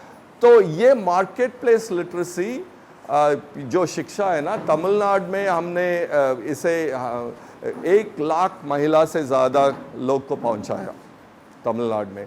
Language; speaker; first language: Hindi; non-native, local second language; Tamil